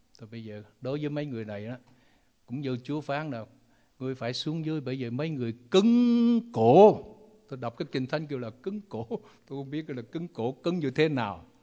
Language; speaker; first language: Vietnamese; non-native, local second language; Chinese